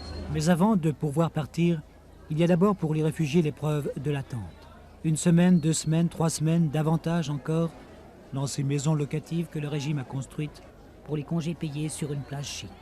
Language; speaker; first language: French; native; French